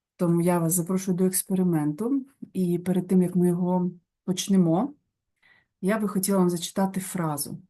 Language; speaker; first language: Ukrainian; non-native, local second language; Russian